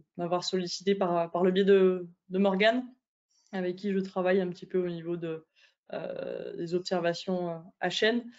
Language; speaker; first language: French; native; French